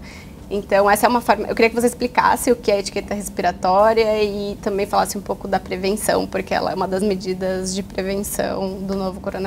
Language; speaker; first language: Portuguese; native; Portuguese